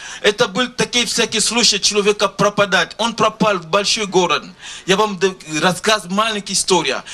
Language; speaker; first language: Russian; non-native, learner; Lingala